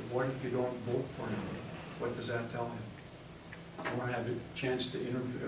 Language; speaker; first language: English; native; English